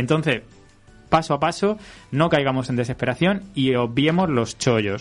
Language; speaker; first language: Spanish; native; Spanish